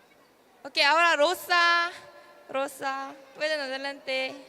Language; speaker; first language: Spanish; non-native, learner; Korean